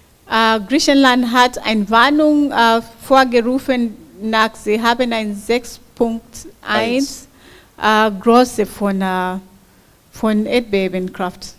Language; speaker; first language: German; non-native, fluent; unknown